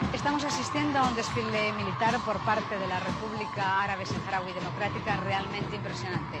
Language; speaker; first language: Spanish; native; Spanish